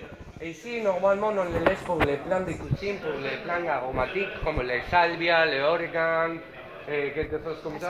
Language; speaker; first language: French; non-native, learner; Spanish